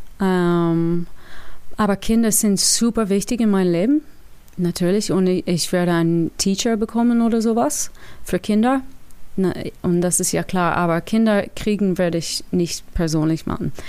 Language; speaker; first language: German; non-native, learner; English